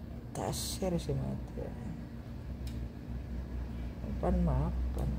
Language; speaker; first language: Indonesian; native; Indonesian